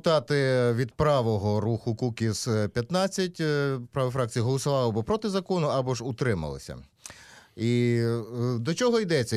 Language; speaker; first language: Ukrainian; native; Ukrainian